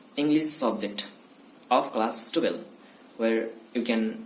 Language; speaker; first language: English; non-native, local second language; Nepali